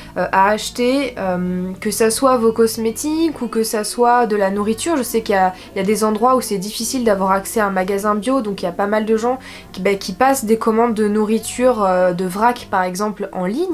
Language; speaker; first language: French; native; French